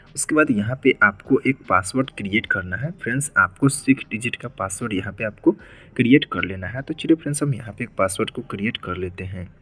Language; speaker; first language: Hindi; native; Hindi